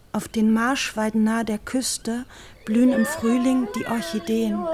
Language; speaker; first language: German; native; German